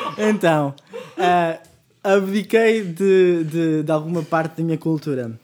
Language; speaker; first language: Portuguese; early bilingual, other home language; Spanish